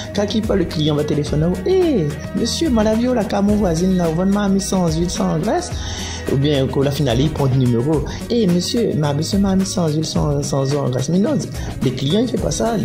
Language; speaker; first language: French; non-native, learner; Réunion Creole French